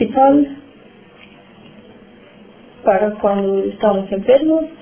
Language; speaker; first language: Spanish; non-native, learner; Romanian